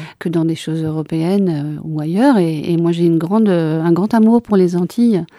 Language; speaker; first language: French; native; French